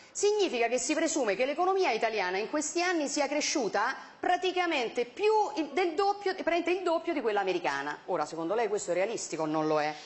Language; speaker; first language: Italian; native; Italian